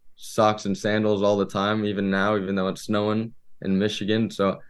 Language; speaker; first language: English; native; English